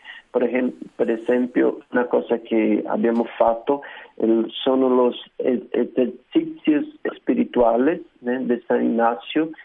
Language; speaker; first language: Italian; non-native, learner; Portuguese